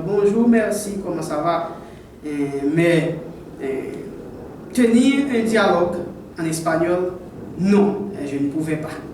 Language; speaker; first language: French; non-native, local second language; Haitian Creole